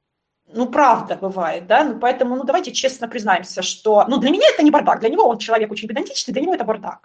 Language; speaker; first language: Russian; native; Russian